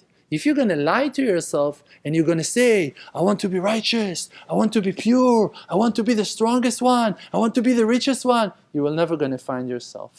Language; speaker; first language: English; non-native, fluent; Hebrew